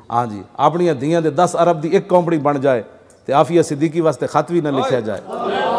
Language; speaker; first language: Urdu; non-native, local second language; Punjabi